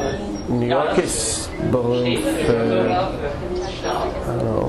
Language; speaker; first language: German; non-native, learner; English